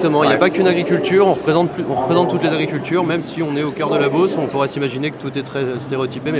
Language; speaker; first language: French; native; French